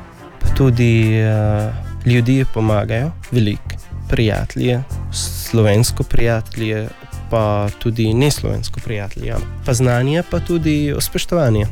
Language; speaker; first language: Slovenian; non-native, fluent; Arabic